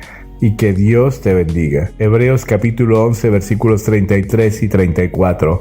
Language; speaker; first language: Spanish; native; Spanish